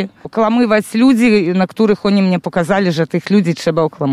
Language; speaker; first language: Polish; non-native, learner; Belarusian